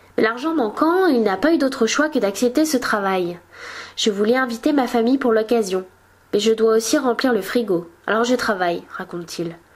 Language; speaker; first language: French; native; French